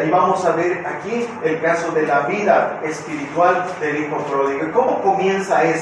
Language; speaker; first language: Spanish; native; Spanish